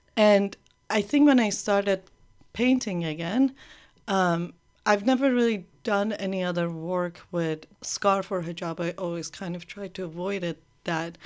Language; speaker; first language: English; early bilingual, other home language; Persian